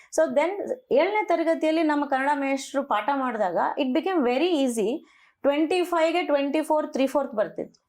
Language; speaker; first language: Kannada; non-native, local second language; Telugu